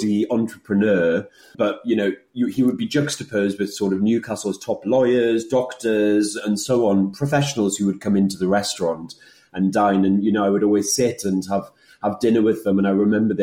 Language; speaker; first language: English; native; English